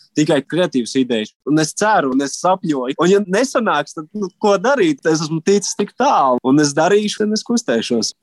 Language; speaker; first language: Latvian; native; Latvian